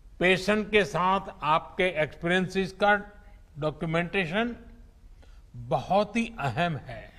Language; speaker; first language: Hindi; native; Hindi